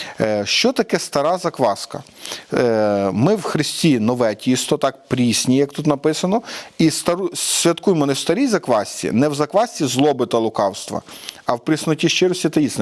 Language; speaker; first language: Ukrainian; native; Ukrainian